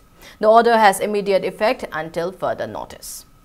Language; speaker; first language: English; non-native, local second language; Manipuri